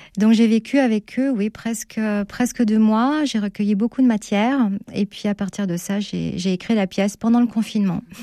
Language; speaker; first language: French; native; French